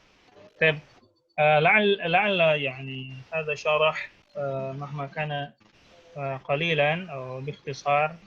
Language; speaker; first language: Arabic; non-native, fluent; Indonesian